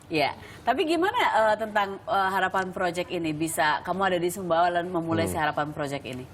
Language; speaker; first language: Indonesian; native; Indonesian